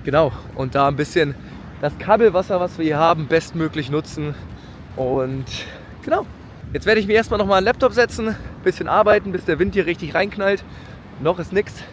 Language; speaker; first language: German; native; German